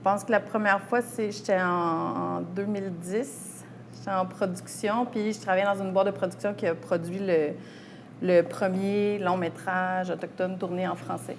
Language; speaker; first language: French; native; French